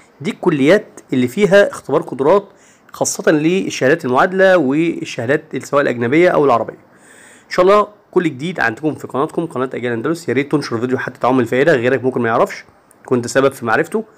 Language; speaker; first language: Arabic; native; Arabic